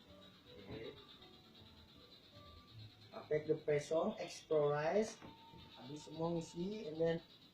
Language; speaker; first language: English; non-native, learner; Indonesian